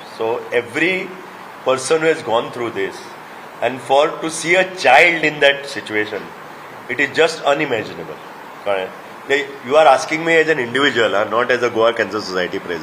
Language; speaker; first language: English; non-native, local second language; Konkani